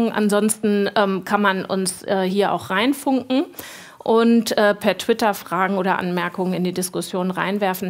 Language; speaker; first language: German; native; German